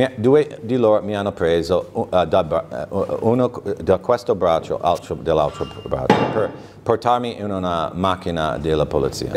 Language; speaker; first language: Italian; non-native, fluent; English